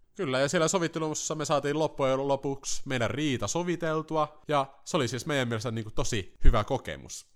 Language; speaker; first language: Finnish; native; Finnish